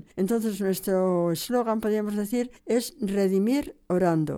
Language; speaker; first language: Spanish; native; Spanish